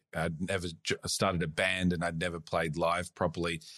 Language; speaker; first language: English; native; English